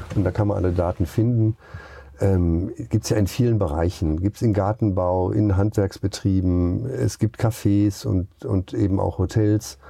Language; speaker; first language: German; native; German